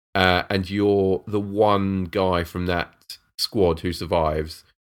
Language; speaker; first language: English; native; English